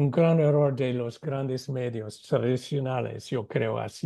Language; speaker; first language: Spanish; non-native, fluent; English